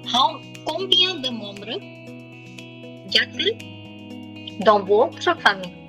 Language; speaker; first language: French; non-native, fluent; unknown